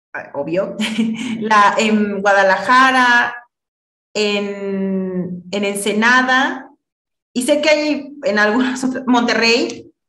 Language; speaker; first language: Spanish; native; Spanish